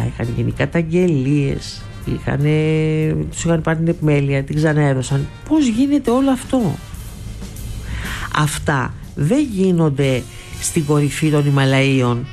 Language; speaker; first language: Greek; native; Greek